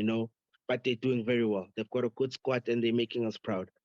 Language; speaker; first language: English; non-native, local second language; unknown